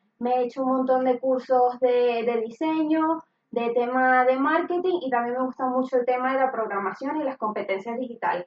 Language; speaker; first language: Spanish; native; Spanish